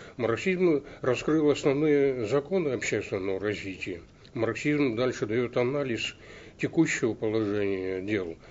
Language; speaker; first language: Russian; native; Russian